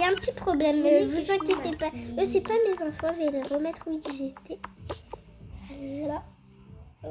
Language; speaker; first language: French; native; French